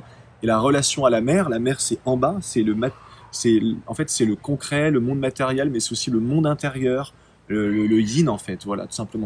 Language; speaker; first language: French; native; French